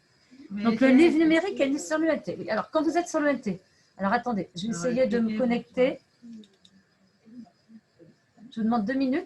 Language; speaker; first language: French; native; French